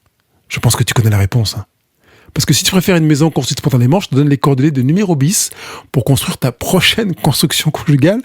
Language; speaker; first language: French; native; French